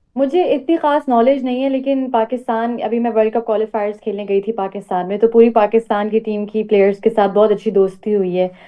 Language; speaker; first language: Urdu; native; Urdu